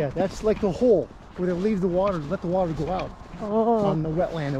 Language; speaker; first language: English; native; English